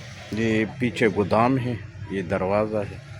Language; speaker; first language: Hindi; non-native, local second language; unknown